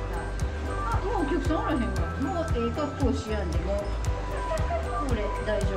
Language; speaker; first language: Japanese; native; Japanese